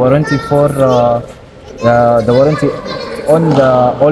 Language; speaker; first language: English; non-native, learner; Arabic